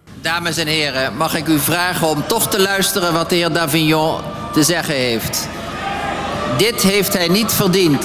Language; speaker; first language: Dutch; native; Dutch